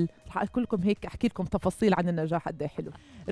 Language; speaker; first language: Arabic; native; Arabic